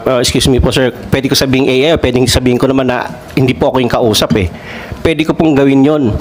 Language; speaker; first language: Filipino; non-native, local second language; Cebuano